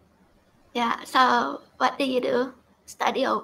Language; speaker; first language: English; non-native, learner; Thai